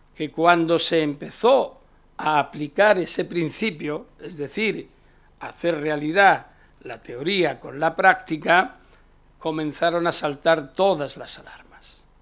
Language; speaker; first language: Spanish; native; Spanish